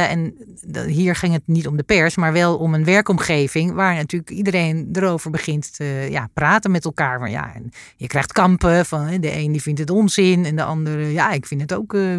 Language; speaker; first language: Dutch; native; Dutch